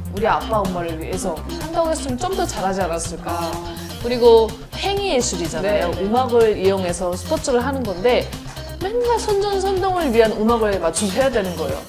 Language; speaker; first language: Korean; native; Korean